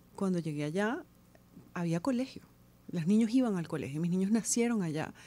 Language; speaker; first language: Spanish; native; Spanish